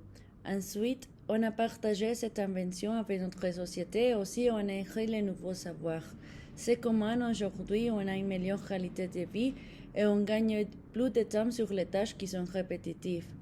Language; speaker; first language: French; non-native, fluent; Spanish